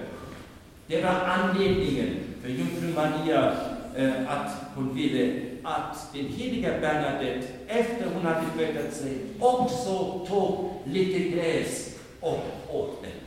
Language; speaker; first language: Swedish; non-native, fluent; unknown